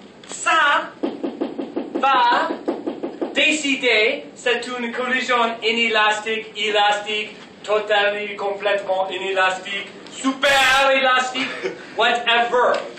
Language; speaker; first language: French; non-native, learner; English